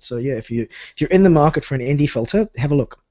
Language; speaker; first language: English; native; English